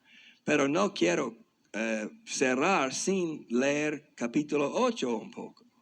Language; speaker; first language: Spanish; non-native, fluent; English